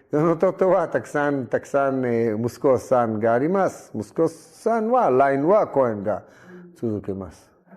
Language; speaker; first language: Japanese; non-native, learner; Hebrew